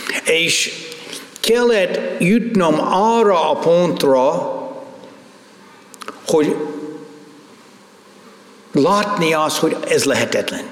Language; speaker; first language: Hungarian; non-native, fluent; English